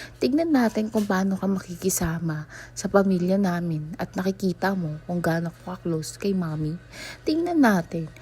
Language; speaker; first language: Filipino; native; Filipino